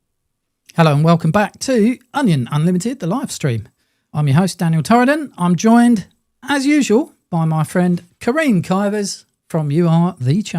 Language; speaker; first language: English; native; English